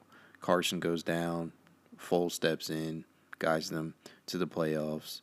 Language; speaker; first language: English; native; English